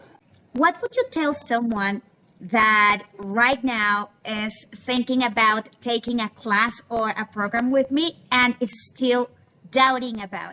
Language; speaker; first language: English; non-native, learner; Spanish